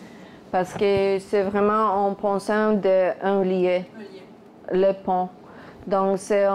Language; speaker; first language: French; non-native, fluent; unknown